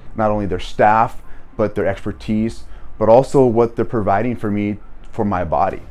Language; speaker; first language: English; native; English